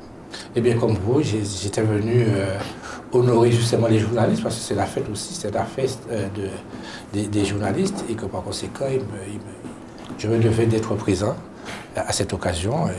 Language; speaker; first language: French; native; French